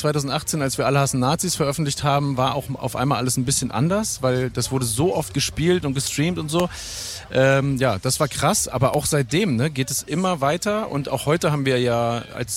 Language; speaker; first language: German; native; German